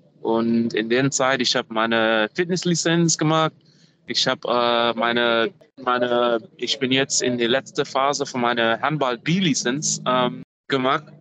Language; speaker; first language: German; non-native, fluent; English